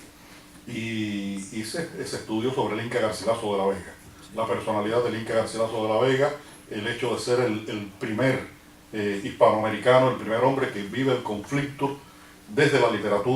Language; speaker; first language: Spanish; native; Spanish